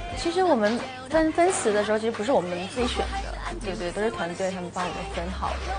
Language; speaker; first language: Chinese; non-native, fluent; Thai